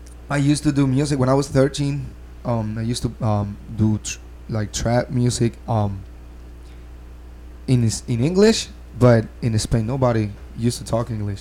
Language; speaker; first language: English; non-native, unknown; Spanish